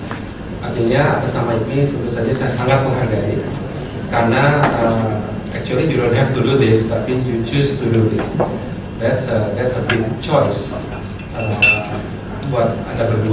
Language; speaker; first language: Indonesian; native; Indonesian